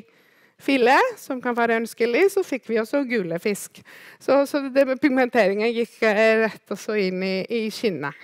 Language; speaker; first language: Norwegian; non-native, fluent; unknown